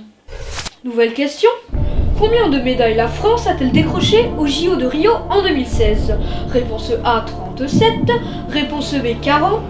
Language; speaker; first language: French; native; French